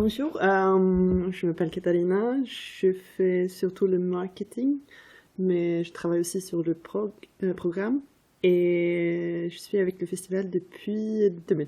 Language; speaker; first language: French; non-native, fluent; Swedish